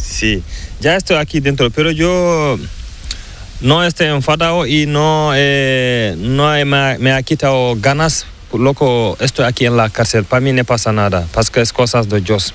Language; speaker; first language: Spanish; non-native, learner; Fula